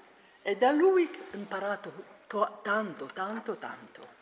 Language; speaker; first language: Italian; non-native, learner; Arabic